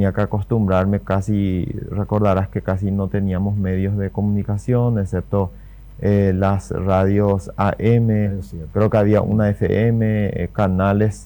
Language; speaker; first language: Spanish; native; Spanish